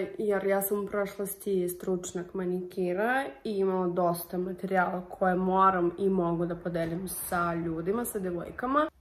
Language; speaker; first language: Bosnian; non-native, learner; Russian